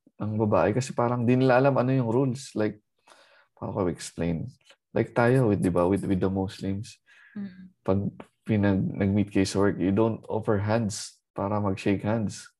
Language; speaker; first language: Filipino; native; Filipino